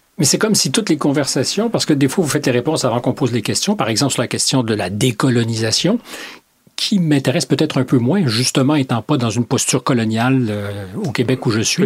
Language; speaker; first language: French; native; French